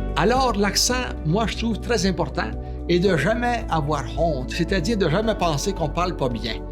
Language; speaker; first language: French; native; French